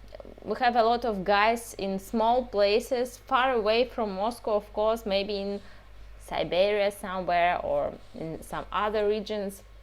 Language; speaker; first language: English; non-native, fluent; Russian